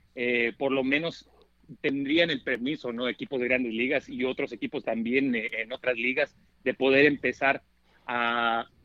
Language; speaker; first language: Spanish; early bilingual, heritage; Spanish